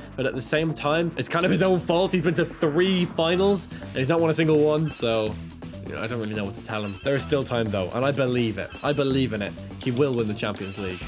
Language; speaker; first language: English; native; English